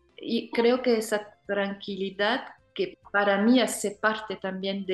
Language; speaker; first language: Spanish; non-native, fluent; French